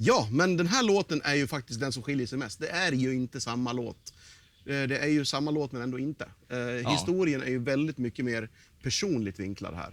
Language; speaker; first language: Swedish; native; Swedish